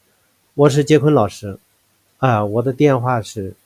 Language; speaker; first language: Chinese; native; Chinese